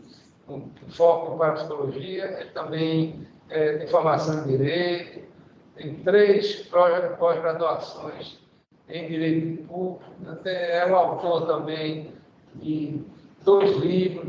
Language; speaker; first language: Portuguese; native; Portuguese